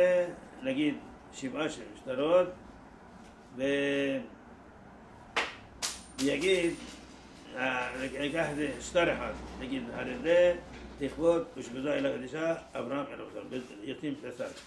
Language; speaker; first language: Hebrew; non-native, fluent; Persian